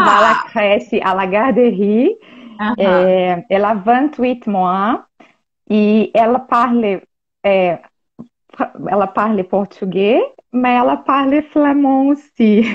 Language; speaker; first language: French; non-native, learner; Portuguese